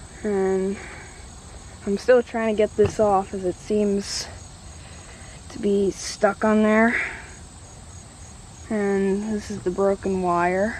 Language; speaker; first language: English; native; English